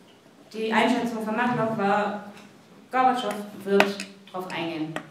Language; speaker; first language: German; native; German